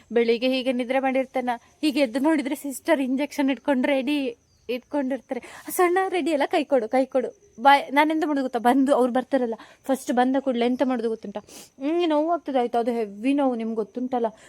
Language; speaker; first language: Kannada; non-native, local second language; Tulu